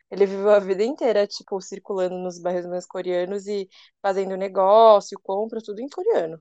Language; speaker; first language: Portuguese; early bilingual, other home language; Korean